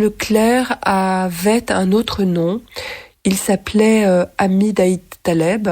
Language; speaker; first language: French; native; French